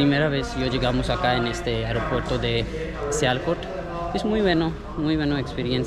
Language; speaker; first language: Spanish; non-native, learner; Punjabi